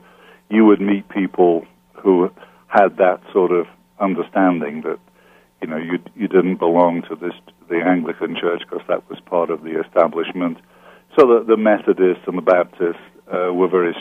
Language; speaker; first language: English; native; English